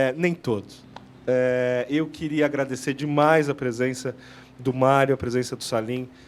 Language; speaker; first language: Portuguese; native; Portuguese